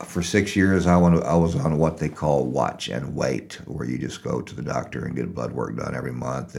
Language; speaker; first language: English; native; English